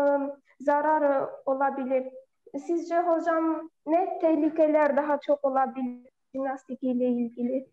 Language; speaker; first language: Turkish; non-native, fluent; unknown